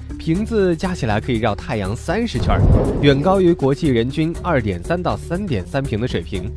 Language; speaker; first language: Chinese; native; Chinese